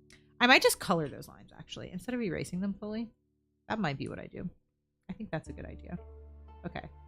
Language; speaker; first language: English; native; English